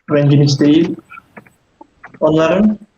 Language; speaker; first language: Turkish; non-native, learner; Indonesian